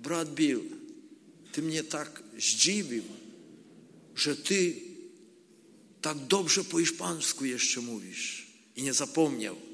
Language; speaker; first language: Polish; non-native, learner; Ukrainian